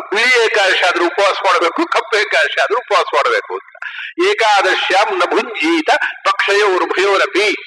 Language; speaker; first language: Kannada; native; Kannada